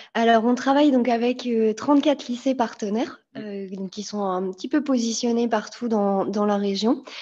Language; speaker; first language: French; native; French